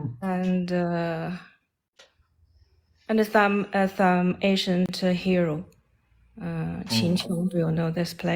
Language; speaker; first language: English; non-native, learner; Chinese